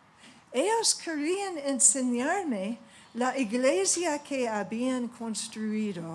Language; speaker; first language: Spanish; non-native, fluent; English